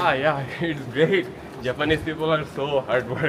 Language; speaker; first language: English; non-native, learner; Bangla